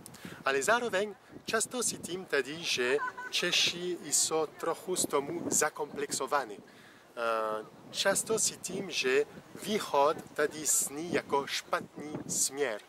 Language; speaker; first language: Czech; non-native, fluent; French